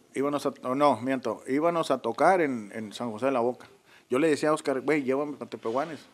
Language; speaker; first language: Spanish; native; Spanish